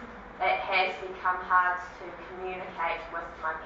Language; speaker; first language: English; early bilingual, other home language; Cantonese